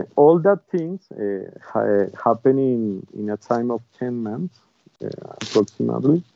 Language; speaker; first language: English; non-native, learner; Spanish